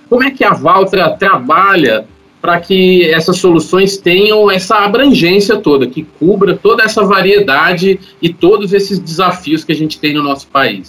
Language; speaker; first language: Portuguese; native; Portuguese